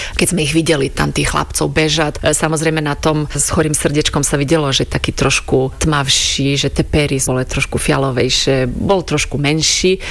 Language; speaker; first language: Slovak; non-native, fluent; Croatian